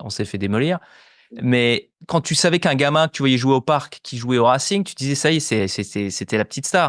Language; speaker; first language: French; native; French